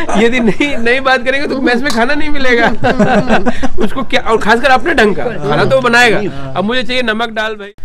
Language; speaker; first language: Hindi; native; Hindi